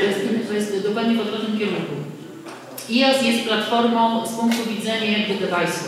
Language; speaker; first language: Polish; native; Polish